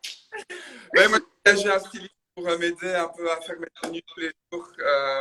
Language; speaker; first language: French; native; French